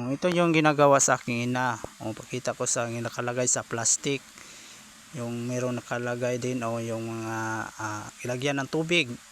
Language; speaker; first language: Filipino; non-native, local second language; Cebuano